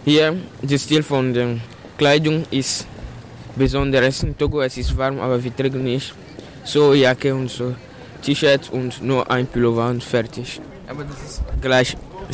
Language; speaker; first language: German; non-native, learner; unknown